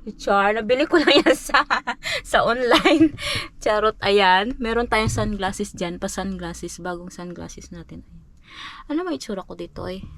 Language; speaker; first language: Filipino; non-native, local second language; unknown